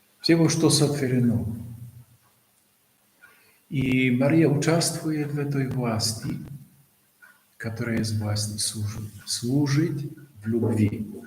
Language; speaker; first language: Russian; non-native, fluent; Polish